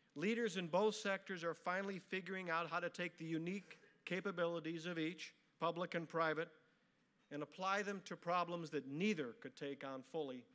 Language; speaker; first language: English; native; English